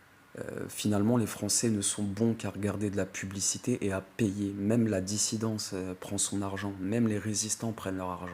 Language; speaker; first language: French; native; French